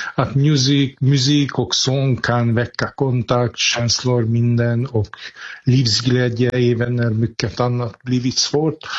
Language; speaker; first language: Swedish; non-native, fluent; Hungarian